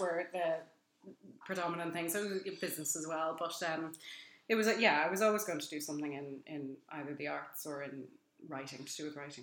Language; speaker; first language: English; native; English